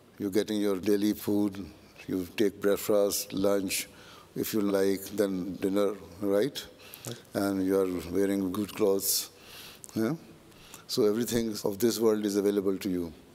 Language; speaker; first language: English; non-native, local second language; Urdu